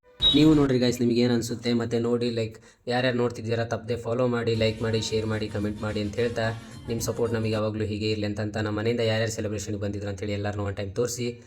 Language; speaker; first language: Kannada; native; Kannada